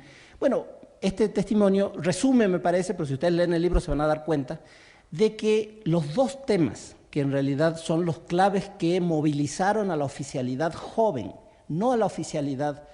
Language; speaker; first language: Spanish; native; Spanish